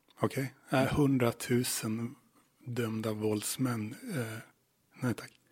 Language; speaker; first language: Swedish; native; Swedish